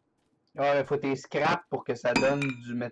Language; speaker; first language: French; native; French